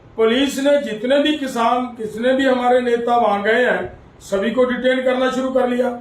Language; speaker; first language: Hindi; non-native, local second language; Punjabi